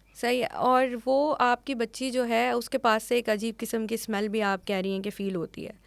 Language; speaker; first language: Urdu; native; Urdu